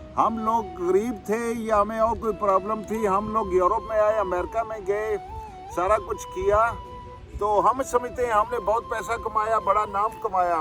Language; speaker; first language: Urdu; non-native, local second language; Pahari-Potwari